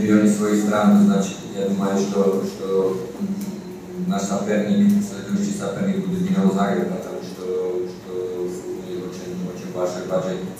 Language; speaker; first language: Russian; non-native, learner; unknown